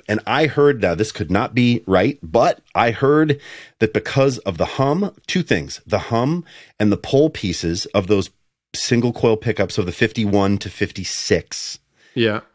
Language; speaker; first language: English; native; English